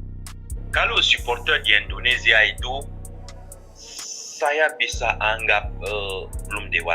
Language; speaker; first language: Indonesian; non-native, fluent; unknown